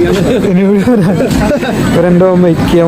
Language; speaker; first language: Chinese; non-native, learner; Malayalam